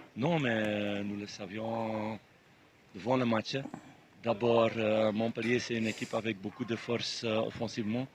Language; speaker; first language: French; non-native, fluent; Dutch